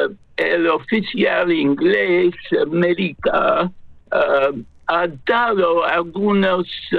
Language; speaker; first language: Spanish; non-native, fluent; English